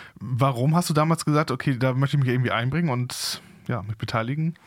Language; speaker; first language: German; native; German